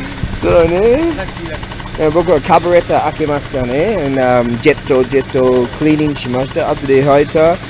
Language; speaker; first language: Japanese; non-native, learner; English